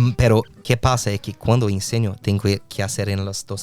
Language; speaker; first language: Spanish; non-native, fluent; English